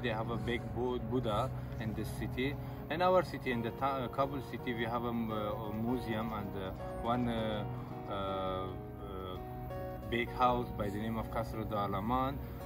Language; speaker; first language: English; non-native, learner; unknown